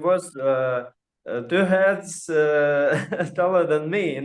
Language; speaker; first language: English; non-native, fluent; Russian